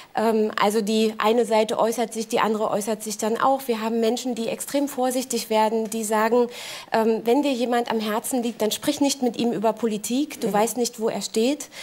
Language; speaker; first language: German; native; German